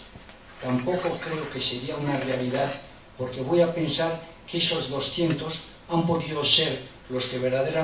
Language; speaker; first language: Spanish; native; Spanish